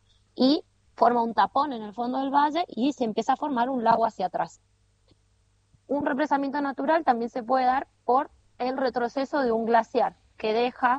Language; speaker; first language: Spanish; native; Spanish